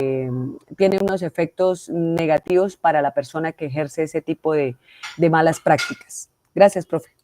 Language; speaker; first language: Spanish; native; Spanish